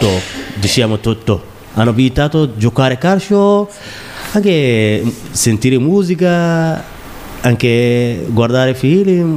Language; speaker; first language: Italian; non-native, learner; Somali